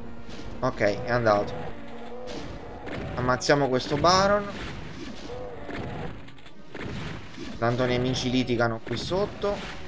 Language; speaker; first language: Italian; native; Italian